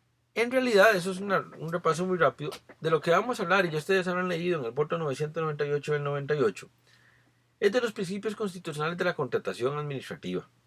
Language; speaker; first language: Spanish; native; Spanish